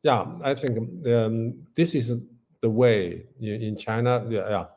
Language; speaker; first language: English; non-native, learner; Chinese